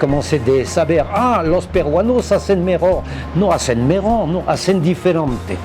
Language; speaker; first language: Spanish; non-native, fluent; French